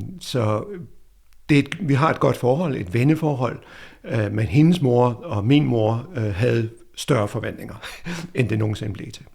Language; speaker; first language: Danish; native; Danish